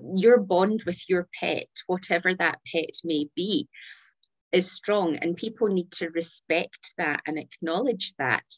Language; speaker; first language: English; native; English